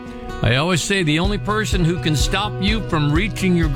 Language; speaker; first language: English; native; English